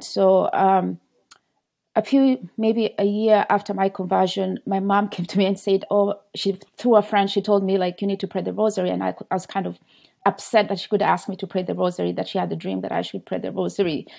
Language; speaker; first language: English; non-native, local second language; Ganda